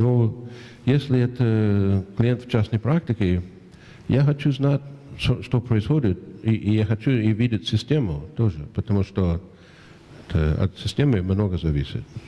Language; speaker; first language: Russian; non-native, fluent; English